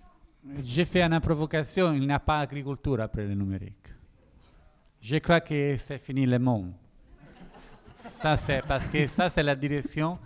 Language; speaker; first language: French; non-native, learner; Italian